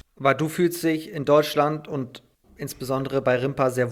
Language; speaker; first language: German; native; German